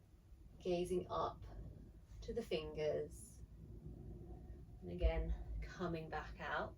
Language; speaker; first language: English; native; English